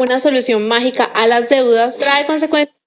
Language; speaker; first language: Spanish; native; Spanish